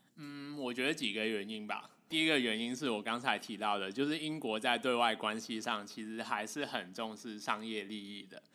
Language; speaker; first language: Chinese; non-native, local second language; Cantonese